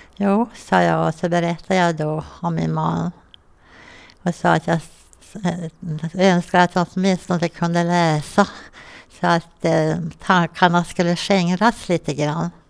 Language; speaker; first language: Swedish; native; Swedish